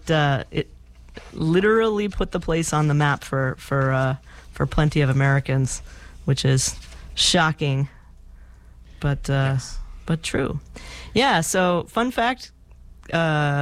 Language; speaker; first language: English; non-native, fluent; Portuguese